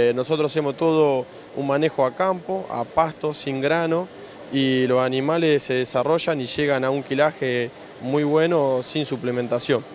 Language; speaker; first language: Spanish; native; Spanish